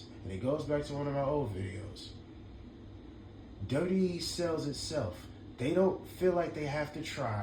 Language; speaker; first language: English; native; English